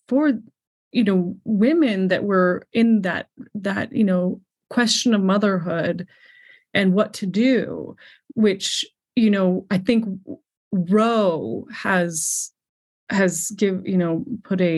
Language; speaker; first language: English; native; English